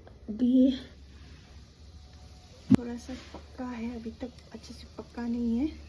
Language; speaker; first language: Hindi; non-native, local second language; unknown